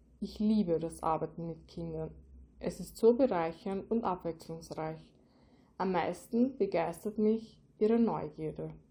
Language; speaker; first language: German; native; German